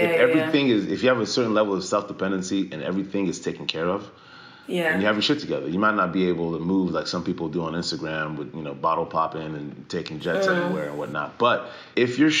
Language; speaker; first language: English; early bilingual, other home language; French